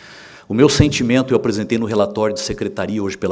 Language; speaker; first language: Portuguese; native; Portuguese